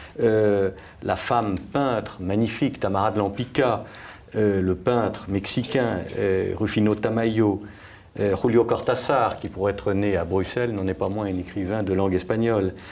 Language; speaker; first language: French; native; French